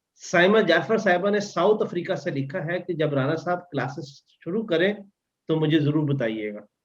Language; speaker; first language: Urdu; native; Urdu